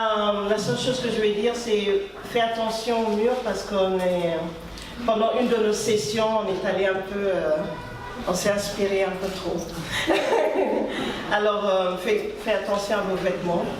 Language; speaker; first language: French; non-native, fluent; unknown